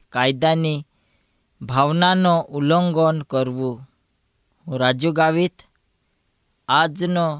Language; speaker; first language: Gujarati; non-native, local second language; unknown